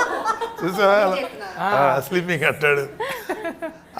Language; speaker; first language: Telugu; native; Telugu